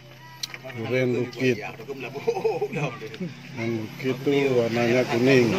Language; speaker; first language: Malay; non-native, local second language; Achinese